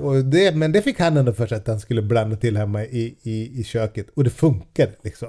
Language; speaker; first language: Swedish; native; Swedish